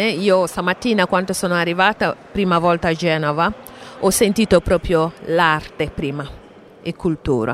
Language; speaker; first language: Italian; non-native, fluent; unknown